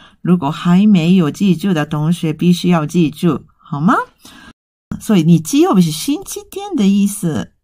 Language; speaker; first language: Chinese; non-native, fluent; Japanese